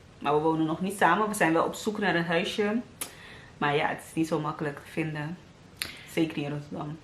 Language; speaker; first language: Dutch; early bilingual, other home language; Papiamento